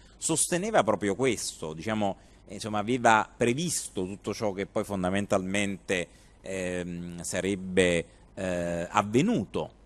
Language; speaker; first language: Italian; native; Italian